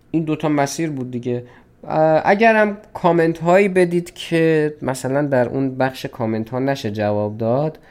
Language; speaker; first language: Persian; native; Persian